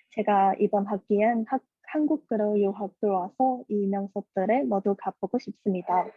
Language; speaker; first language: Korean; non-native, fluent; Chinese